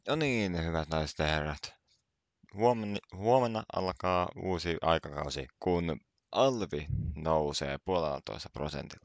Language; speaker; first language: Finnish; native; Finnish